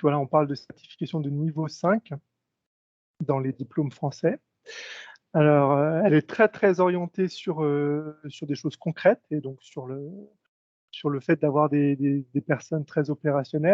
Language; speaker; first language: French; native; French